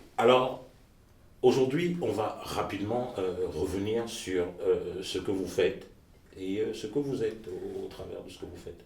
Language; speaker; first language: French; native; French